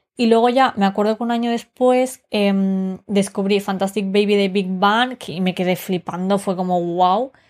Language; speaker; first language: Spanish; early bilingual, other home language; Romanian